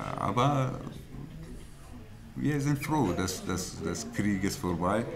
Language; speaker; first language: German; non-native, learner; Pashto